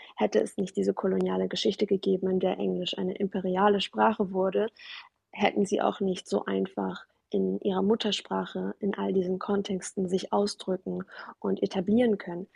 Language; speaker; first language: German; early bilingual, other home language; Persian